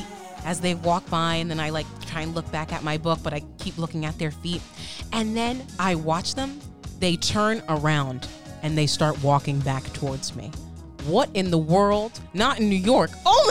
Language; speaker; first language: English; native; English